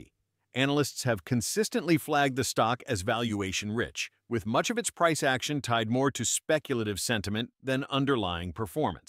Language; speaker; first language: English; native; English